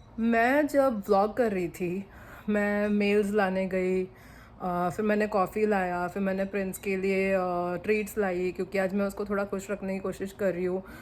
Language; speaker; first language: Hindi; non-native, local second language; Bangla